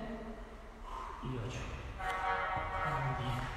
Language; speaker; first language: Spanish; non-native, fluent; Italian